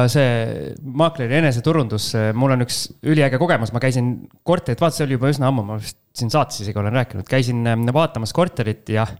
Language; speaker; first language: Estonian; native; Estonian